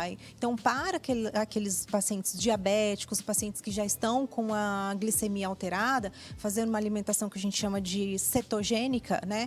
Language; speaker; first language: Portuguese; native; Portuguese